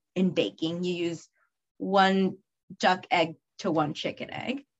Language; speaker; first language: English; early bilingual, other home language; Spanish